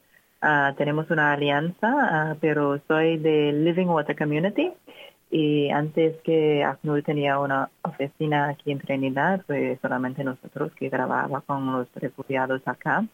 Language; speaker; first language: Spanish; non-native, fluent; English